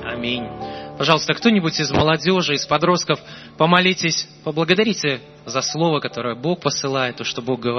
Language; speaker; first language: Russian; native; Russian